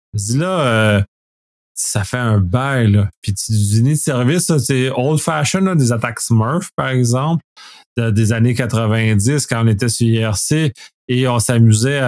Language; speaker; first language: French; native; French